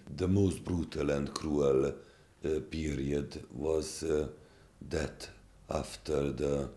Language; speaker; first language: English; non-native, fluent; Hungarian